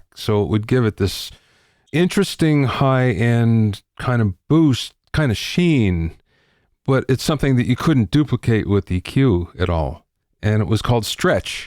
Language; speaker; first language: English; native; English